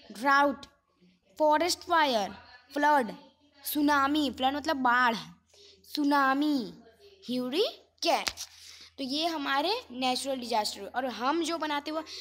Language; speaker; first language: Hindi; non-native, local second language; Gujarati